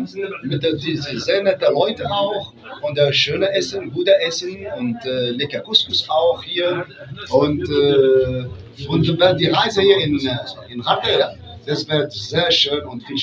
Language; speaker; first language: German; non-native, fluent; Arabic